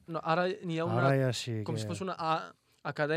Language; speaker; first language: Catalan; non-native, fluent; Arabic